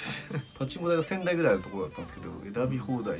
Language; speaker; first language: Japanese; native; Japanese